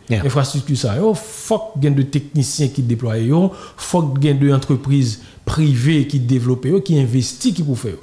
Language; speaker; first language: French; non-native, local second language; Haitian Creole